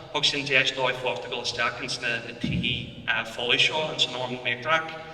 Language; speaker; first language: Irish; non-native, local second language; English